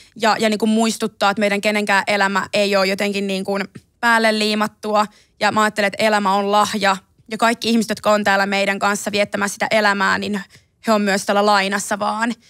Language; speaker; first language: Finnish; native; Finnish